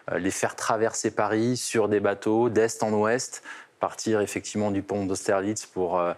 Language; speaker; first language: French; native; French